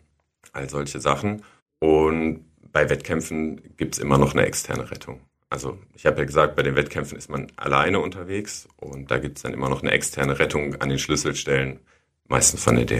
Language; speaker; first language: German; native; German